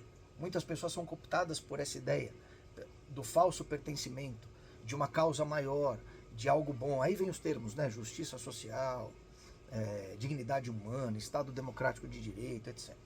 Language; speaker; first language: Portuguese; native; Portuguese